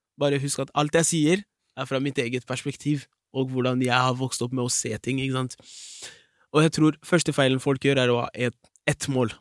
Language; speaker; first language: Norwegian; early bilingual, other home language; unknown